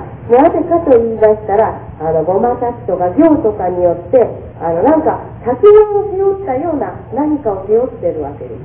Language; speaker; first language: Japanese; native; Japanese